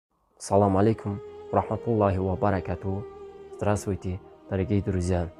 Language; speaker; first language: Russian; non-native, learner; Tajik